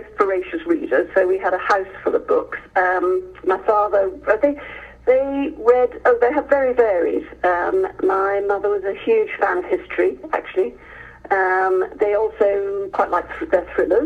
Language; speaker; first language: English; native; English